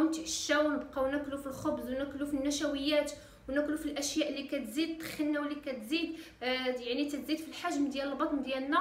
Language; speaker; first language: Arabic; native; Arabic